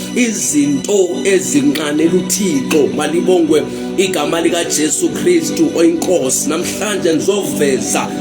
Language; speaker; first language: Zulu; non-native, local second language; Xhosa